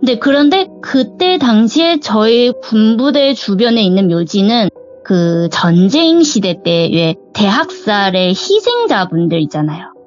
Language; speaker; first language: Korean; non-native, fluent; Chinese